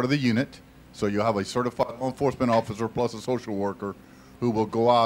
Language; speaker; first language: English; native; English